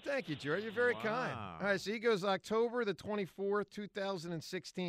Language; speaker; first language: English; native; English